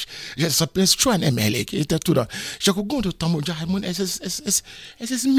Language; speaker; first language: Hungarian; non-native, fluent; Yoruba